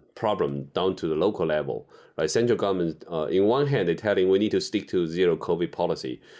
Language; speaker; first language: English; non-native, fluent; Chinese